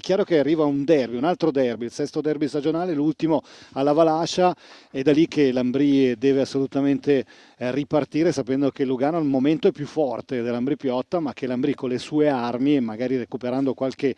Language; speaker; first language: Italian; native; Italian